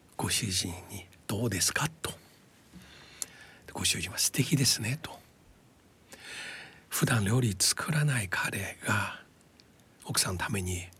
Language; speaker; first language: Japanese; non-native, fluent; Chinese